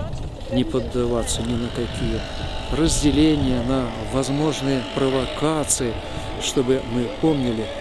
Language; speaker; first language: Russian; native; Russian